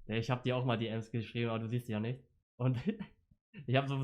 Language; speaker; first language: German; native; German